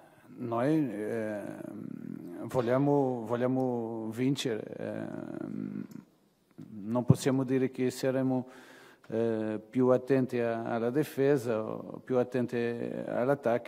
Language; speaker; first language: Italian; non-native, fluent; Portuguese